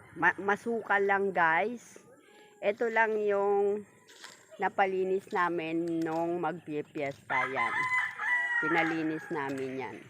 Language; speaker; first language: Filipino; non-native, local second language; Cebuano